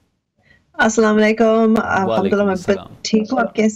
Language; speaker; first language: Hindi; early bilingual, heritage; Hindi